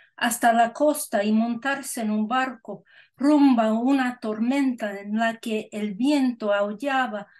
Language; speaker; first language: Spanish; early bilingual, heritage; Spanish